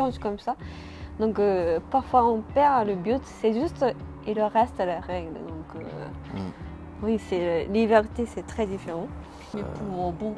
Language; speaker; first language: French; non-native, learner; Japanese